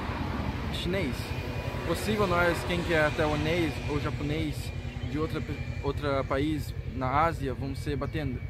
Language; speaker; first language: Portuguese; early bilingual, heritage; Portuguese